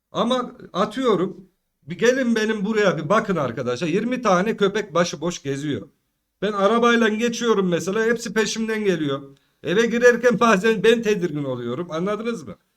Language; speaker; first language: Turkish; early bilingual, heritage; Turkish